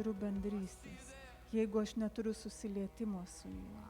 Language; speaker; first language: Lithuanian; native; Lithuanian